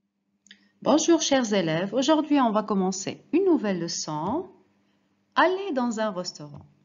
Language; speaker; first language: French; non-native, fluent; Arabic